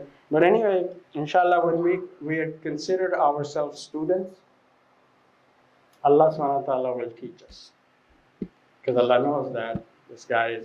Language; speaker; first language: English; non-native, fluent; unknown